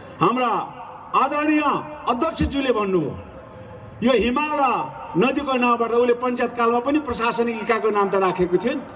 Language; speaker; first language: Nepali; non-native, local second language; Sherpa